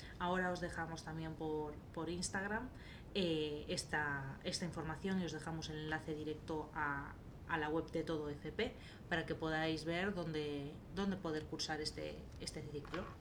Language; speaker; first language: Spanish; native; Spanish